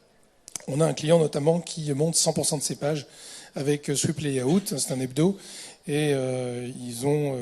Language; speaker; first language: French; native; French